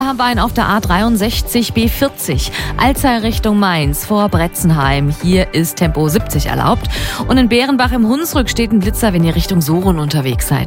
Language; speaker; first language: German; native; German